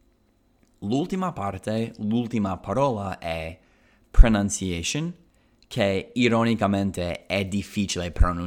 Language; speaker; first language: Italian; non-native, fluent; English